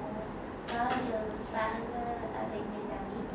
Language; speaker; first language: French; non-native, learner; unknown